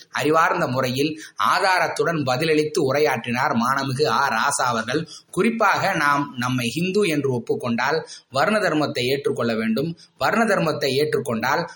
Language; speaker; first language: Tamil; native; Tamil